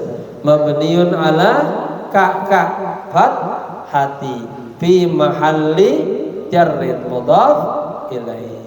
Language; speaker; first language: Arabic; non-native, fluent; Indonesian